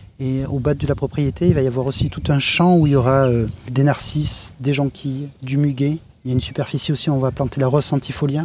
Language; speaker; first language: French; native; French